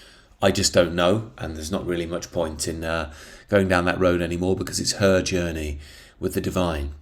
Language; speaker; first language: English; native; English